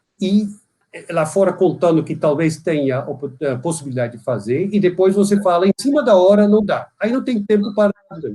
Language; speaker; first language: Portuguese; non-native, fluent; Dutch